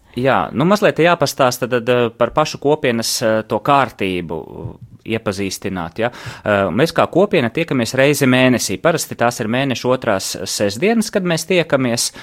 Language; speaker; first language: Latvian; native; Latvian